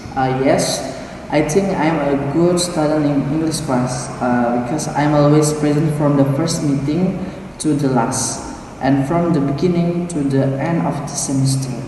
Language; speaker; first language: English; non-native, learner; Indonesian